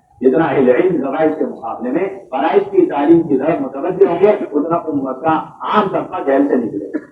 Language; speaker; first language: Urdu; native; Urdu